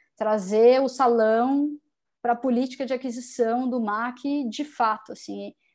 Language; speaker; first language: Portuguese; native; Portuguese